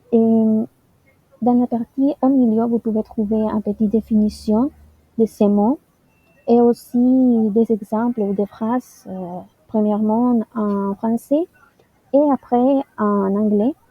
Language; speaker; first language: French; non-native, learner; Spanish